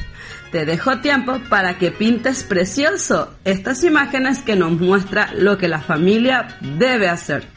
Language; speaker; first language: Spanish; native; Spanish